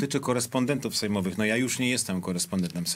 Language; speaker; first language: Polish; native; Polish